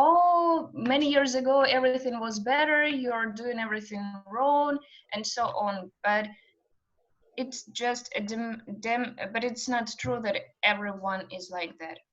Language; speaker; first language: English; non-native, fluent; Russian